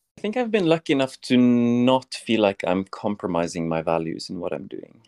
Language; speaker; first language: English; non-native, fluent; Norwegian